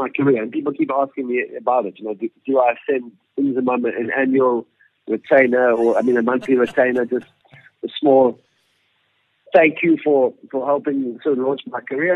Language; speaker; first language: English; native; English